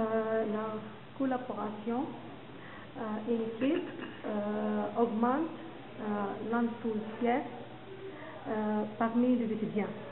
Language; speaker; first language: French; non-native, learner; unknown